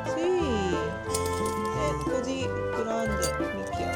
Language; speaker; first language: Italian; non-native, learner; Japanese